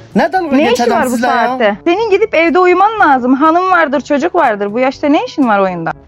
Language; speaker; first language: Turkish; native; Turkish